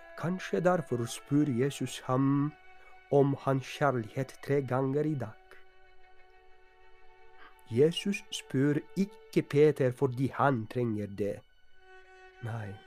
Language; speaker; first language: Norwegian; non-native, fluent; Polish